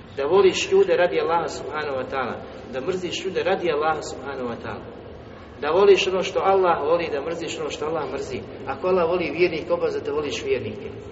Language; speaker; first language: Bosnian; native; Bosnian